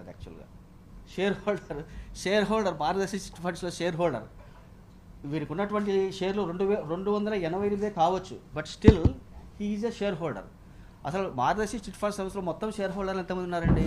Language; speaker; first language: Telugu; native; Telugu